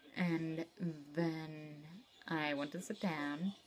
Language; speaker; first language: English; native; English